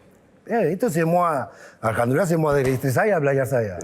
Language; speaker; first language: Indonesian; non-native, fluent; Spanish